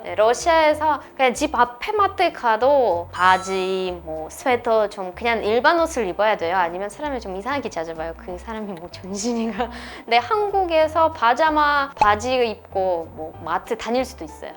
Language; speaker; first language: Korean; non-native, fluent; Russian